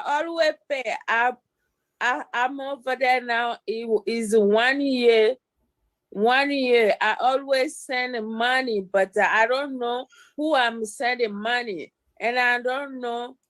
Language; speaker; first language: English; non-native, learner; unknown